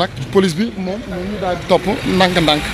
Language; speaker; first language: French; non-native, local second language; Wolof